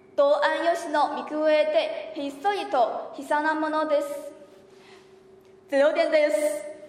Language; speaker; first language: Japanese; non-native, learner; Chinese